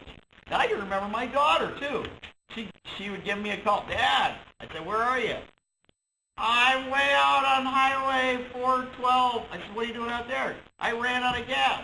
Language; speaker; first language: English; native; English